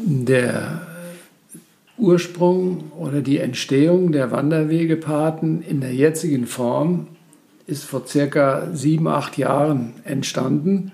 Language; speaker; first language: German; native; German